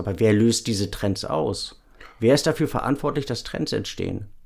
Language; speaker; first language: German; native; German